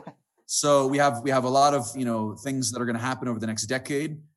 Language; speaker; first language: English; native; English